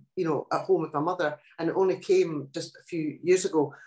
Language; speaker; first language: English; non-native, local second language; Italian